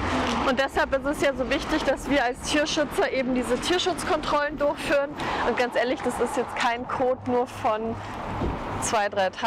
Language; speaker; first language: German; native; German